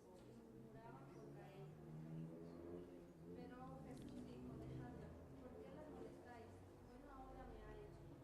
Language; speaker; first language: Spanish; native; Spanish